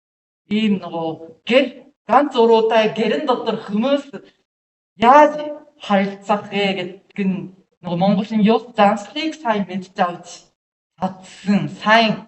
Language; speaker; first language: Mongolian; non-native, learner; Japanese